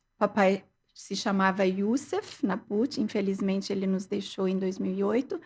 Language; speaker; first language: Portuguese; early bilingual, other home language; Arabic